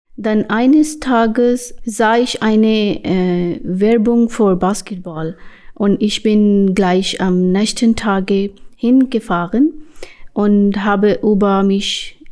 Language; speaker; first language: German; non-native, fluent; Urdu